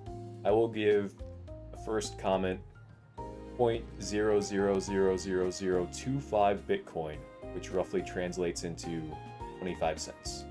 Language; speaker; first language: English; native; English